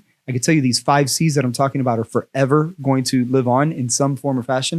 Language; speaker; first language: English; native; English